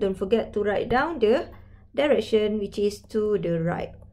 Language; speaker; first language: English; non-native, local second language; Malay